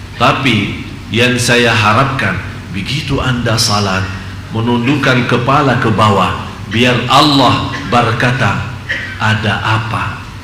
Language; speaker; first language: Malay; non-native, fluent; Arabic